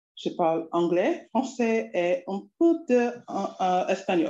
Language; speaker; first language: French; non-native, learner; English